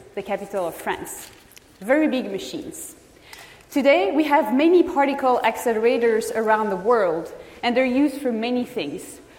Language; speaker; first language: English; non-native, fluent; French